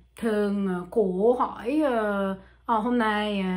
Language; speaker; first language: Vietnamese; non-native, learner; French